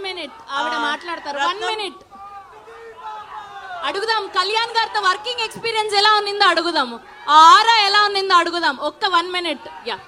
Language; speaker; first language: Telugu; native; Telugu